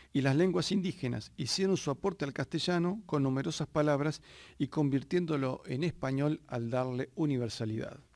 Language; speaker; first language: Spanish; native; Spanish